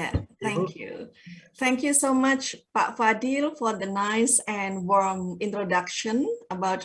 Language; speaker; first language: English; non-native, fluent; Indonesian